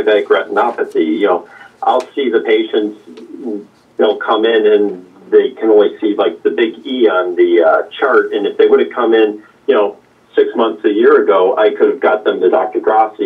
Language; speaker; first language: English; native; English